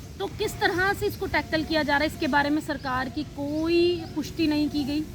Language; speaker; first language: Hindi; non-native, local second language; Punjabi